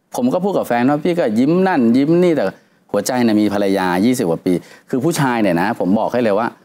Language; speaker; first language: Thai; native; Thai